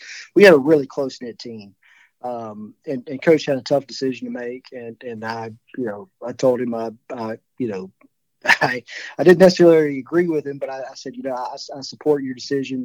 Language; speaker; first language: English; native; English